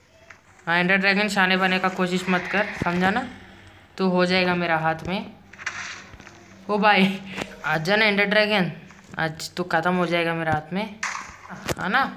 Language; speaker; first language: Hindi; native; Hindi